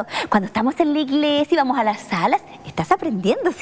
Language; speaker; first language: Spanish; native; Spanish